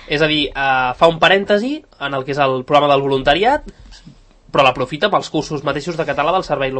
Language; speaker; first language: Catalan; native; Catalan